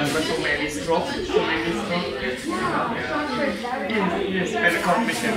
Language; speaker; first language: English; non-native, learner; Indonesian